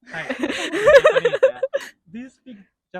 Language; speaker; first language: English; non-native, learner; Japanese